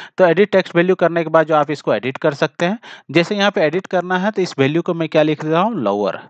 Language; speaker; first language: Hindi; native; Hindi